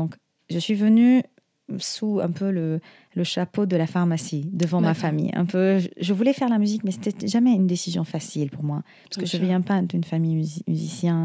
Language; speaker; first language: French; non-native, fluent; Arabic